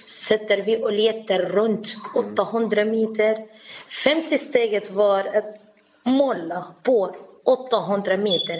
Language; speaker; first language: Swedish; non-native, learner; Arabic